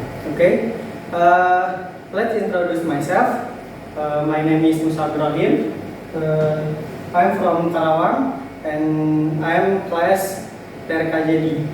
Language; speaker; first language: English; non-native, learner; Indonesian